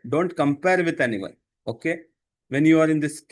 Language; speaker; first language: Hindi; non-native, local second language; Marathi